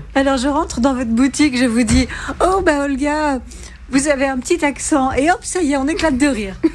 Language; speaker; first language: French; native; French